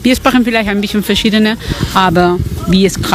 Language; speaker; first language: German; non-native, learner; Catalan